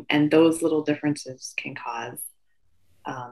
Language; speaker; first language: English; native; English